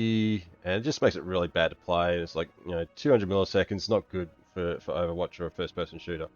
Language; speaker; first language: English; native; English